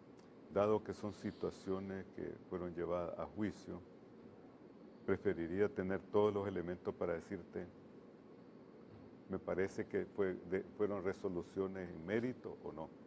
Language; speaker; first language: Spanish; native; Spanish